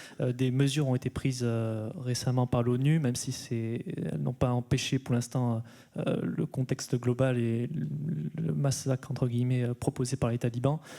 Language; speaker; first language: French; native; French